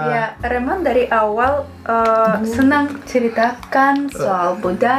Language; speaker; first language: Indonesian; non-native, fluent; Russian